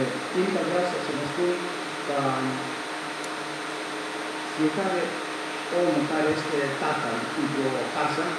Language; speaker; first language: Romanian; non-native, learner; Greek